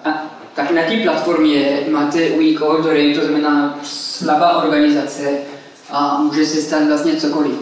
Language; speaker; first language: Czech; non-native, fluent; French